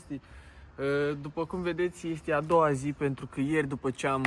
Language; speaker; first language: Romanian; native; Romanian